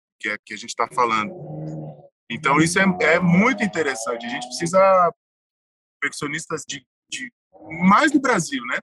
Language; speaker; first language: Portuguese; native; Portuguese